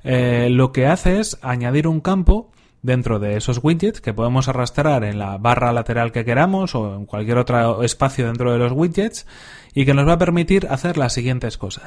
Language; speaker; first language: Spanish; native; Spanish